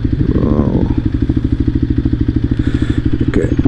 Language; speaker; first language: English; non-native, fluent; Portuguese